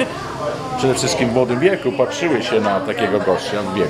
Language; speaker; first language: Polish; early bilingual, heritage; Polish